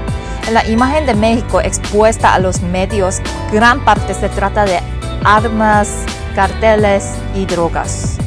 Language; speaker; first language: Spanish; non-native, fluent; Korean